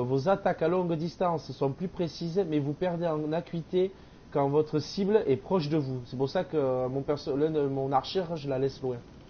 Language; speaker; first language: French; native; French